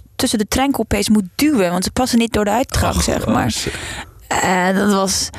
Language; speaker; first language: Dutch; non-native, fluent; Norwegian